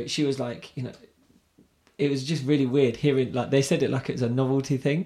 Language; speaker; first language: English; native; English